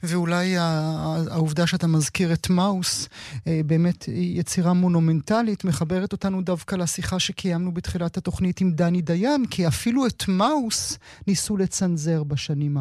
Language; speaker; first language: Hebrew; native; Hebrew